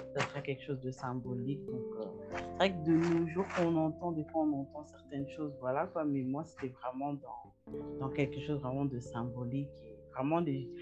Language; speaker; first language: French; native; French